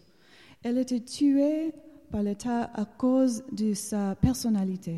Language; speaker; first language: French; non-native, learner; English